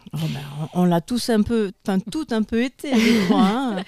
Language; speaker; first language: French; native; French